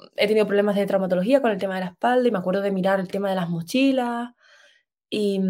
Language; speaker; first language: Spanish; native; Spanish